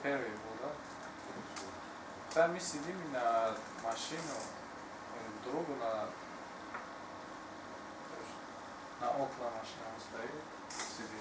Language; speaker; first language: Russian; non-native, learner; Tajik